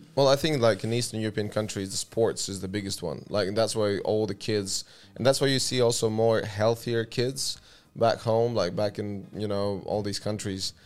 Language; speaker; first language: English; non-native, fluent; Russian